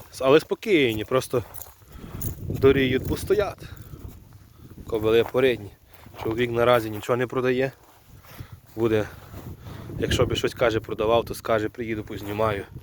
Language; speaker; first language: Ukrainian; native; Ukrainian